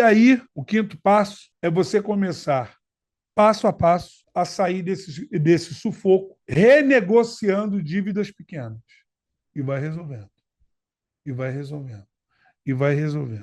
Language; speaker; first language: Portuguese; native; Portuguese